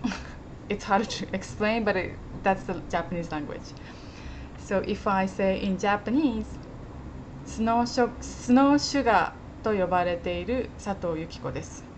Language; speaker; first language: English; non-native, fluent; Japanese